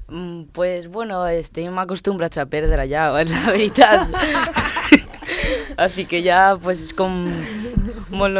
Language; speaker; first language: Catalan; non-native, local second language; Spanish